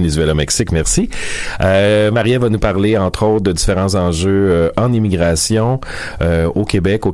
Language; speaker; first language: French; native; French